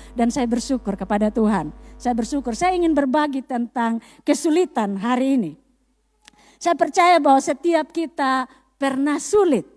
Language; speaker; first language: Indonesian; native; Indonesian